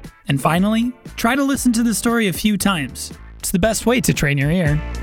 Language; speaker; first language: English; native; English